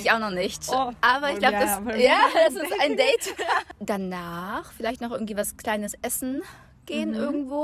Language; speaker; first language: German; native; German